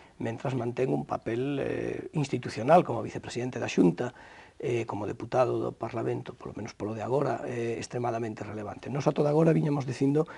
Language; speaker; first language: Galician; native; Galician